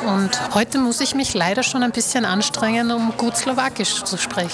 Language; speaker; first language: German; early bilingual, other home language; Slovak